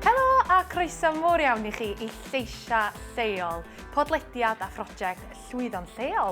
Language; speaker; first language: Welsh; native; Welsh